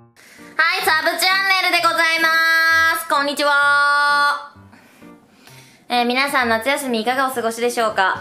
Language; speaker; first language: Japanese; native; Japanese